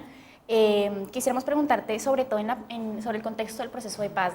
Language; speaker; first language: Spanish; native; Spanish